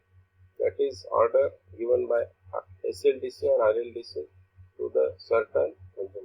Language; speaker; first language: English; non-native, local second language; Marathi